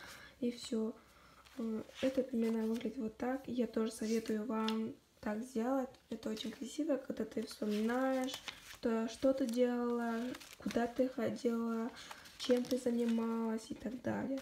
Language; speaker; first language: Russian; non-native, local second language; Kazakh